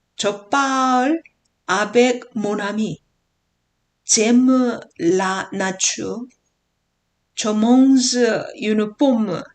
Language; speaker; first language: French; non-native, learner; Korean